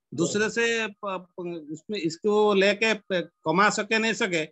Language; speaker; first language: Hindi; non-native, local second language; Odia